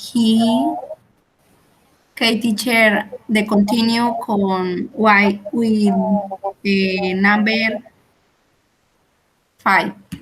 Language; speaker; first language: English; non-native, learner; Spanish